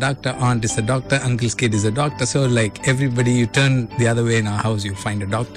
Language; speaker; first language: English; non-native, local second language; Tamil